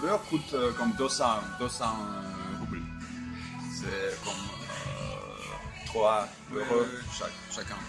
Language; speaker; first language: French; non-native, fluent; Russian